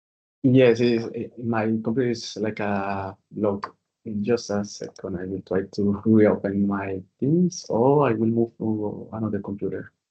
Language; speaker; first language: English; non-native, fluent; Spanish